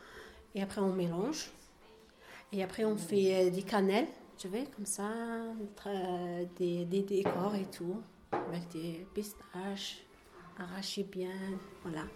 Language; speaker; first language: French; non-native, learner; Arabic